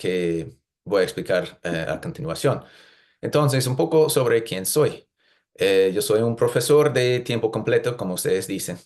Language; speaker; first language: Spanish; non-native, fluent; English